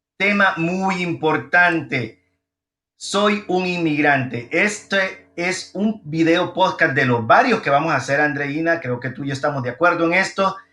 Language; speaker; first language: Spanish; native; Spanish